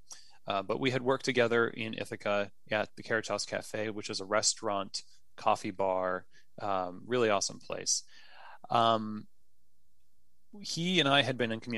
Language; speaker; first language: English; native; English